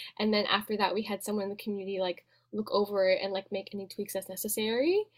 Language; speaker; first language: English; native; English